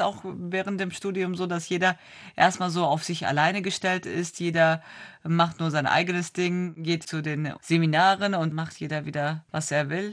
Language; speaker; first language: German; native; German